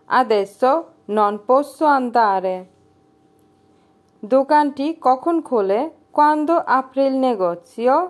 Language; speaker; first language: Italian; non-native, learner; Bangla